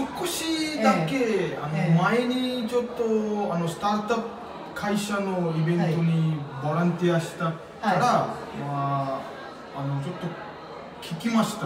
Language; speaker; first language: Japanese; non-native, learner; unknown